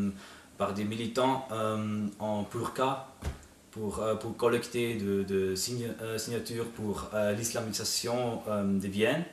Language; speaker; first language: French; non-native, fluent; German